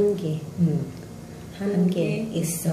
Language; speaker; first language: Korean; non-native, learner; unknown